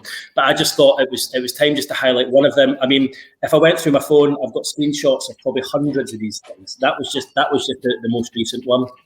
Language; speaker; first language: English; native; English